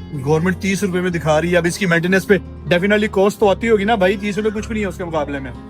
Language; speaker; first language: Urdu; native; Urdu